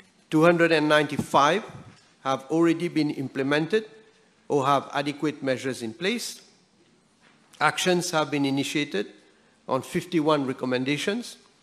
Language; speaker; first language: English; non-native, local second language; Morisyen